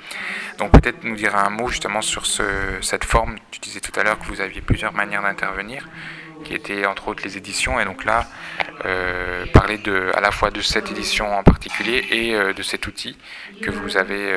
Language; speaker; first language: French; native; French